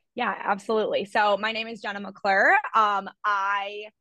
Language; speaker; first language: English; native; English